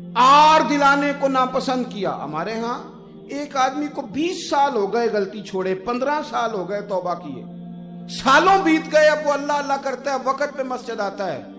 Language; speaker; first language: Urdu; non-native, local second language; Punjabi